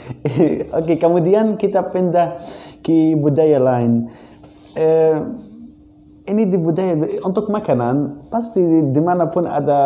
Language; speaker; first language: Indonesian; non-native, learner; Arabic